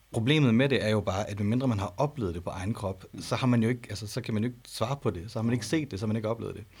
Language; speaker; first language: Danish; native; Danish